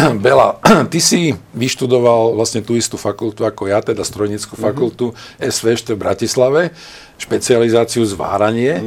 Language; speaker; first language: Slovak; native; Slovak